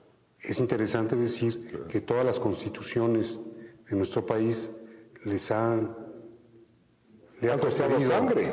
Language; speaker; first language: Spanish; native; Spanish